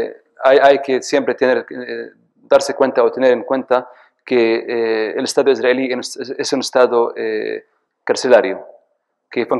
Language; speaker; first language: Spanish; non-native, fluent; Arabic